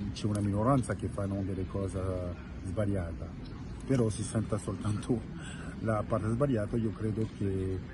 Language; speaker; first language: Italian; non-native, fluent; French